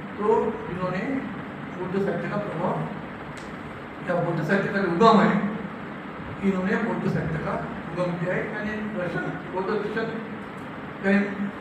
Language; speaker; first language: Hindi; non-native, local second language; Marathi